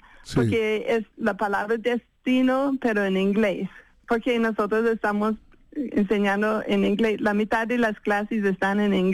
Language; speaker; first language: Spanish; non-native, fluent; English